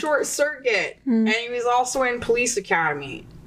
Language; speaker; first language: English; native; English